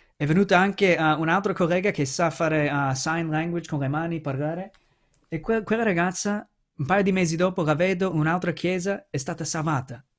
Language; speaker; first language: Italian; non-native, fluent; English